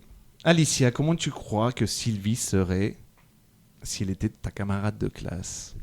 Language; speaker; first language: French; native; French